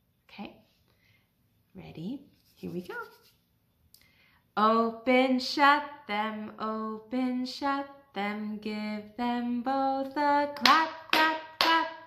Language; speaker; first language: English; native; English